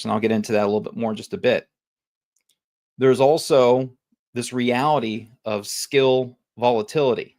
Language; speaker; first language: English; native; English